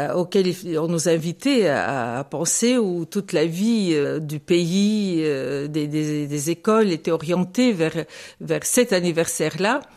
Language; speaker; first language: French; non-native, fluent; Bulgarian